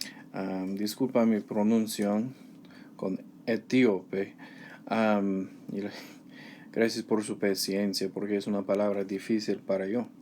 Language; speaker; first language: Spanish; non-native, learner; English